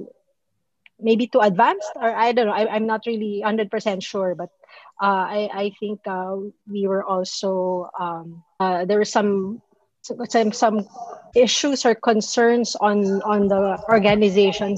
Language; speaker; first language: English; non-native, local second language; Filipino